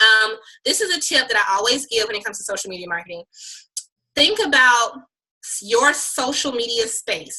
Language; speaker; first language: English; native; English